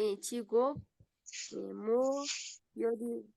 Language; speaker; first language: Korean; non-native, learner; Kyrgyz